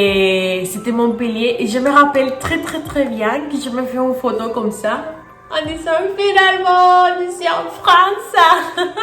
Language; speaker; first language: French; non-native, fluent; Spanish